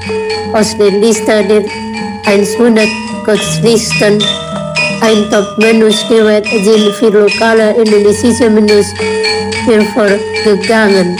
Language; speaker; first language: German; non-native, fluent; Indonesian